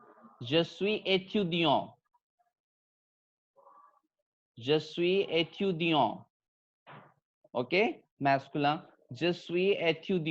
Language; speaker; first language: French; non-native, fluent; Hindi